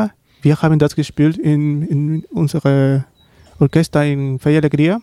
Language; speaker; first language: German; non-native, learner; Spanish